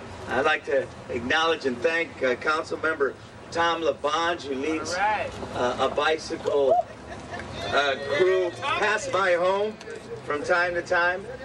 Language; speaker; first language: English; native; English